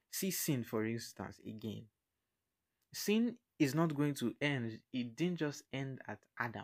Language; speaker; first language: English; non-native, local second language; Yoruba